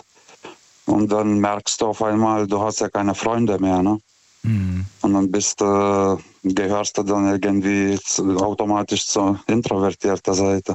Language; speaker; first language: German; native; German